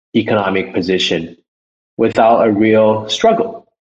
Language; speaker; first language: English; early bilingual, other home language; Chinese